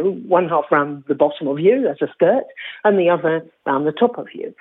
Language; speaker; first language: English; native; English